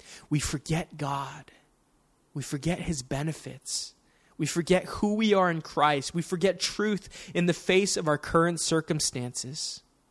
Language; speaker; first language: English; native; English